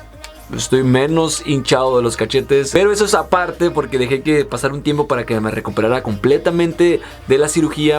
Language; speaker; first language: Spanish; native; Spanish